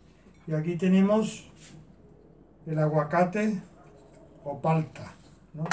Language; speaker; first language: Spanish; native; Spanish